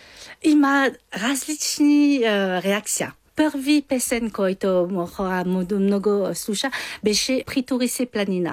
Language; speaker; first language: Bulgarian; non-native, learner; French